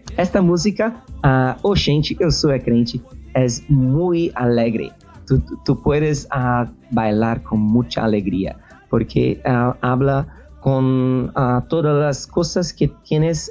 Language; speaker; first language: Spanish; non-native, fluent; Portuguese